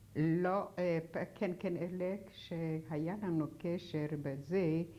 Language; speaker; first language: Hebrew; non-native, fluent; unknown